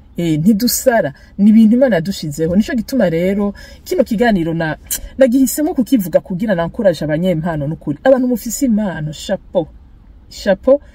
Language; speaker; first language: Rundi; native; Rundi